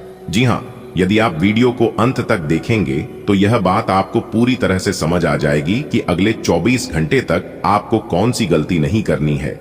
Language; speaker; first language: Hindi; native; Hindi